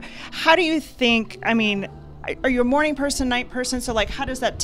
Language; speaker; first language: English; native; English